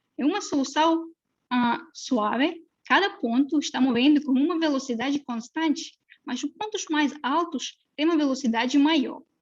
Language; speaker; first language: Portuguese; non-native, fluent; Russian